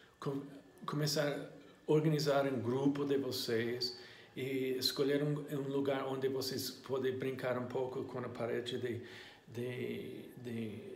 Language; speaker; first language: Portuguese; non-native, learner; English